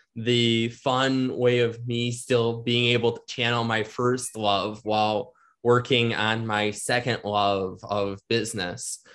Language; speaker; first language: English; native; English